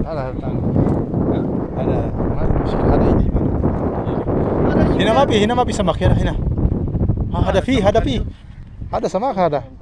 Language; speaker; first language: Arabic; non-native, learner; Filipino